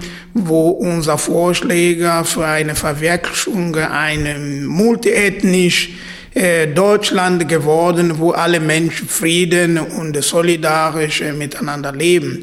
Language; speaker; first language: German; non-native, fluent; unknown